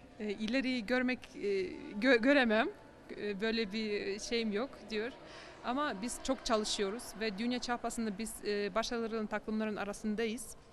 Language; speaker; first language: Turkish; non-native, fluent; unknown